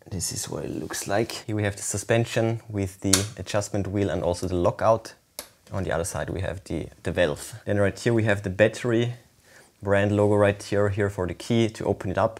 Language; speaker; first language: English; non-native, fluent; German